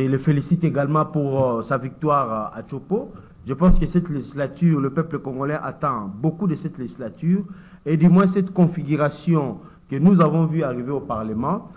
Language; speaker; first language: French; non-native, local second language; Lingala